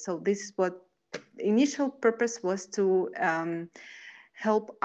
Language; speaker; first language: English; non-native, fluent; Kazakh